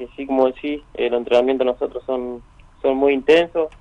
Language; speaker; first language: Spanish; native; Spanish